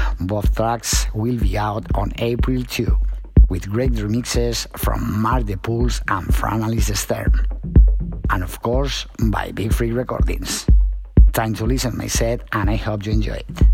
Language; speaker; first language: English; non-native, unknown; Spanish